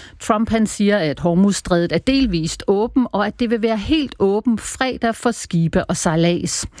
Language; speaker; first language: Danish; native; Danish